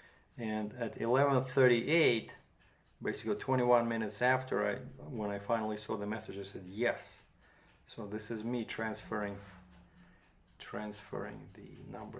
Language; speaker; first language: English; non-native, fluent; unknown